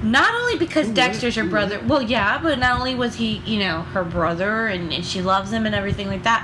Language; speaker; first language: English; native; English